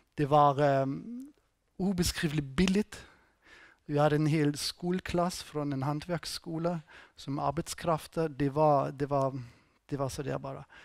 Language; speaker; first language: Swedish; non-native, fluent; German